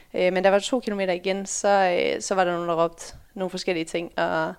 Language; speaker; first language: Danish; early bilingual, other home language; Dutch